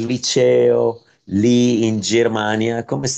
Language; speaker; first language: Italian; non-native, fluent; Spanish